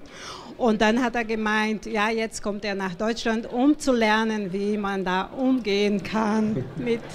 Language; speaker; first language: German; non-native, fluent; Portuguese